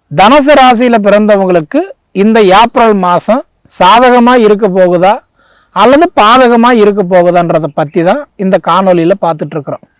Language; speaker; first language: Tamil; native; Tamil